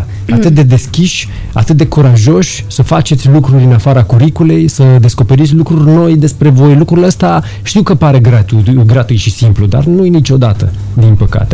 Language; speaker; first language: Romanian; native; Romanian